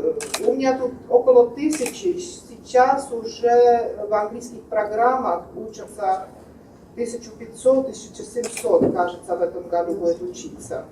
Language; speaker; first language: Russian; non-native, fluent; Czech